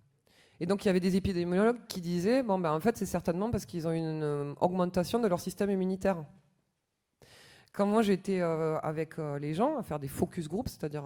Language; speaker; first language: French; native; French